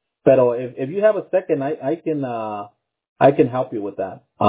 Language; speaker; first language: English; early bilingual, other home language; Spanish